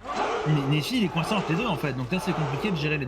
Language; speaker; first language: French; native; French